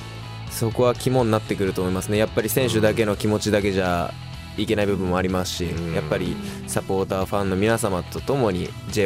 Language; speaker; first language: Japanese; native; Japanese